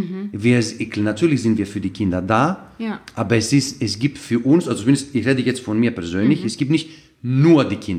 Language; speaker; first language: German; non-native, fluent; Greek